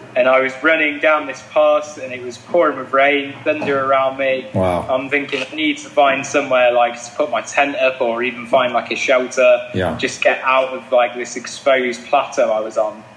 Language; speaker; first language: English; native; English